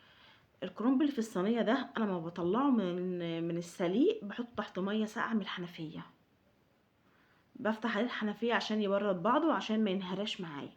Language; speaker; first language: Arabic; native; Arabic